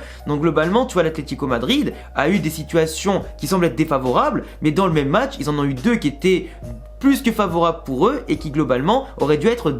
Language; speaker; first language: French; native; French